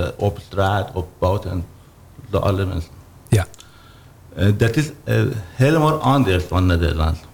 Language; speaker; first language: Dutch; non-native, learner; Persian